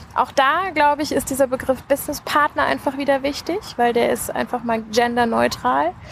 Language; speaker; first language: German; native; German